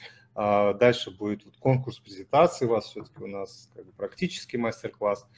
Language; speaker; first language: Russian; native; Russian